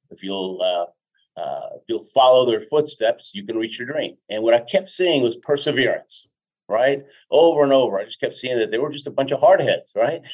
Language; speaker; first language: English; early bilingual, other home language; Spanish